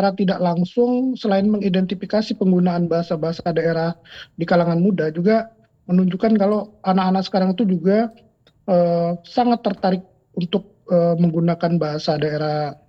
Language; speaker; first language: Indonesian; non-native, local second language; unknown